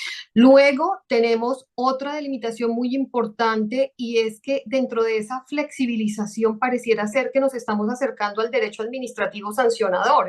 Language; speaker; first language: Spanish; native; Spanish